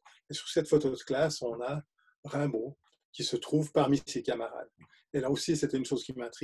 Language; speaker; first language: French; native; French